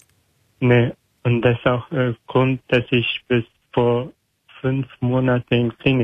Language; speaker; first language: German; non-native, learner; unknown